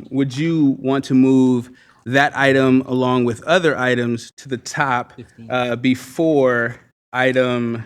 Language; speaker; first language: English; native; English